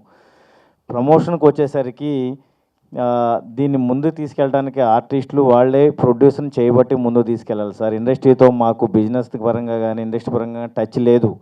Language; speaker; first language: Telugu; native; Telugu